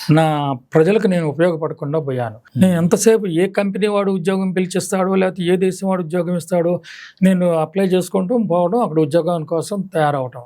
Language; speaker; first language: Telugu; native; Telugu